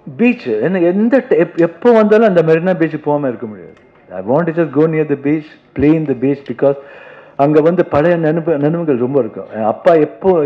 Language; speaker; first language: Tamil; non-native, local second language; Kannada